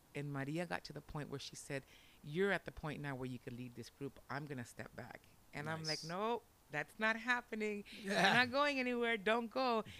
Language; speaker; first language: English; early bilingual, other home language; Spanish